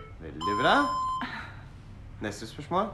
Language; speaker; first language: Norwegian; non-native, fluent; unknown